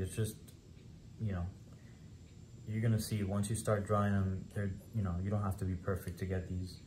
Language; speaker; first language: English; native; English